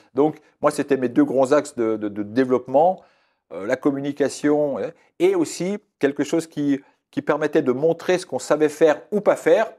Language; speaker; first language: French; native; French